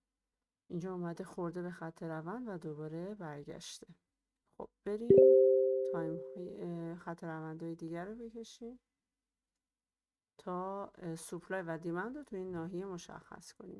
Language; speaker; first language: Persian; native; Persian